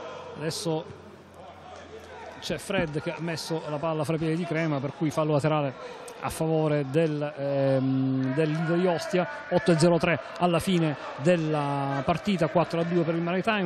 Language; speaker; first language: Italian; native; Italian